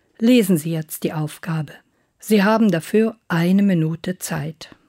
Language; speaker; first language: German; native; German